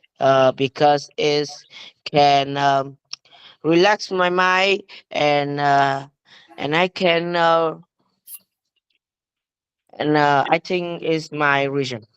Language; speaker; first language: English; non-native, learner; Vietnamese